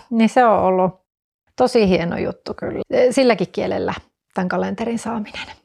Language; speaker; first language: Finnish; native; Finnish